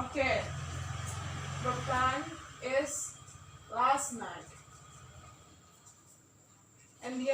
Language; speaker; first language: English; non-native, learner; Indonesian